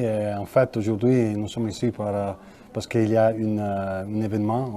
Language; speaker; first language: French; non-native, learner; Italian